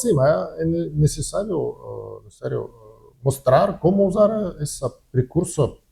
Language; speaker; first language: Portuguese; non-native, learner; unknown